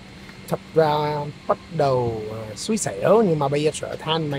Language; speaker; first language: Vietnamese; non-native, learner; English